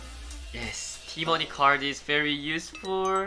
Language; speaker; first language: English; non-native, learner; Korean